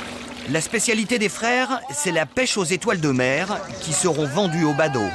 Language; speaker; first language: French; native; French